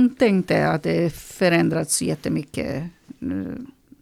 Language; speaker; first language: Swedish; non-native, learner; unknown